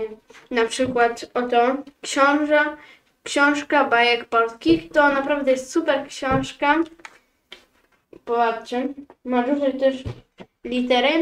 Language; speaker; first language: Polish; early bilingual, heritage; Polish